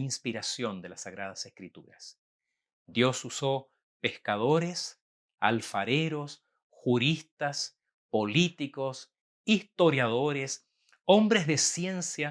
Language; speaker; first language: Spanish; native; Spanish